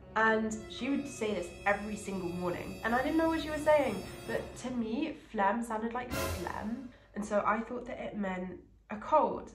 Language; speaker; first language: English; native; English